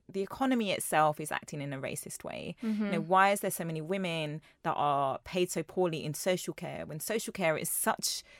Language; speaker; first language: English; native; English